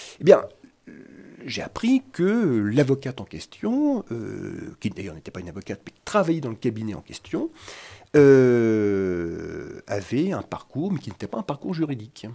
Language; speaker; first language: French; native; French